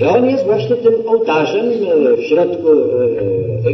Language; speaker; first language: Polish; native; Polish